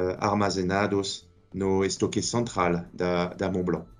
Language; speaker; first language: Portuguese; non-native, fluent; French